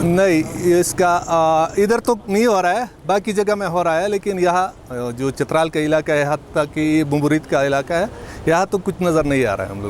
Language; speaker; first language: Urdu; non-native, local second language; Pashto